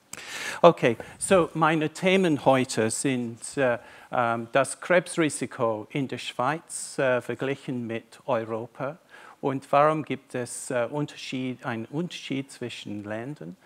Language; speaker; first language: German; non-native, fluent; English